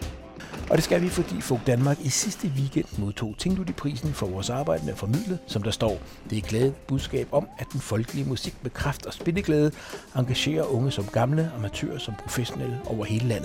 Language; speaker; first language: Danish; native; Danish